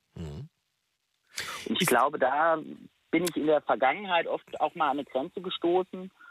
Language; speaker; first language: German; native; German